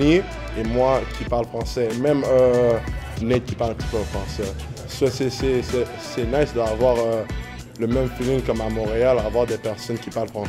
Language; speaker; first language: French; native; French